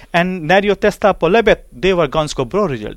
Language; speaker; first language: Swedish; non-native, learner; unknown